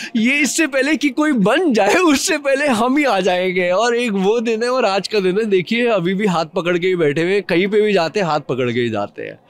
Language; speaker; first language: Hindi; native; Hindi